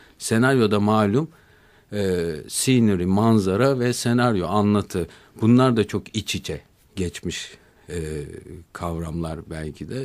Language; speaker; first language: Turkish; native; Turkish